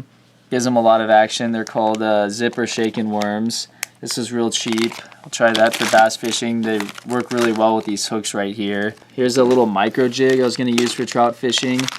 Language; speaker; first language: English; native; English